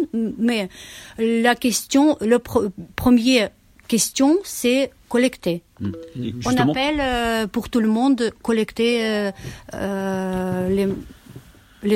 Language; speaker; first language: French; non-native, learner; Ukrainian